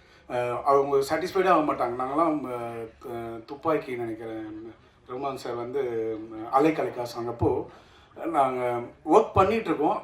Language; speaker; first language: Tamil; native; Tamil